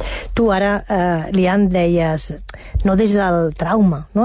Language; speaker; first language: Catalan; native; Catalan